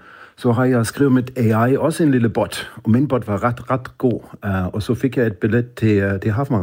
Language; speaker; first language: Danish; non-native, fluent; German